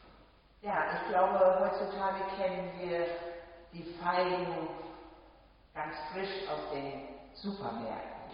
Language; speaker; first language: German; native; German